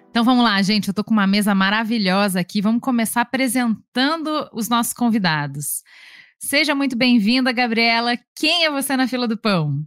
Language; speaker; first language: Portuguese; native; Portuguese